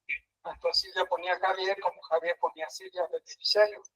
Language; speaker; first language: Spanish; native; Spanish